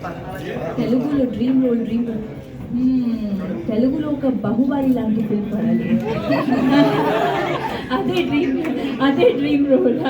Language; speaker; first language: Telugu; non-native, local second language; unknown